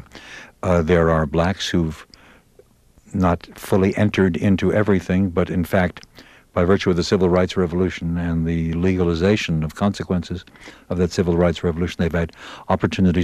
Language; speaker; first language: English; native; English